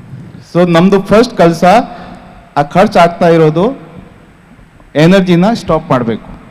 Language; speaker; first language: Kannada; non-native, fluent; Hindi